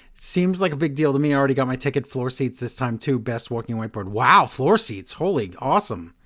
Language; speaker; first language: English; early bilingual, other home language; Spanish